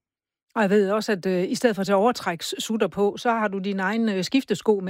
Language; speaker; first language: Danish; native; Danish